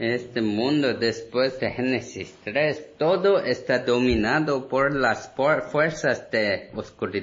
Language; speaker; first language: Spanish; non-native, learner; Korean